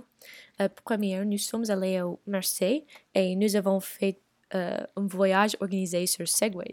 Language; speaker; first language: French; non-native, learner; English